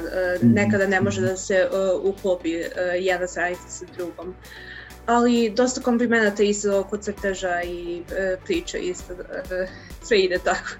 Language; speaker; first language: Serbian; early bilingual, heritage; English